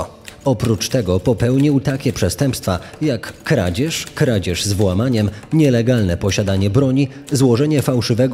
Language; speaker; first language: Polish; native; Polish